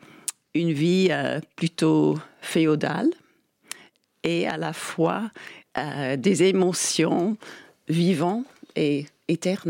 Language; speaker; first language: French; non-native, fluent; English